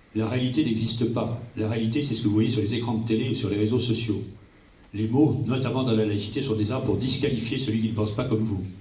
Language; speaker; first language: French; native; French